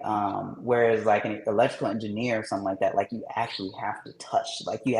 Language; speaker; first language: English; native; English